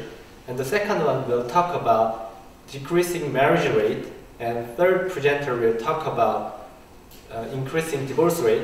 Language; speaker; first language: English; non-native, learner; Korean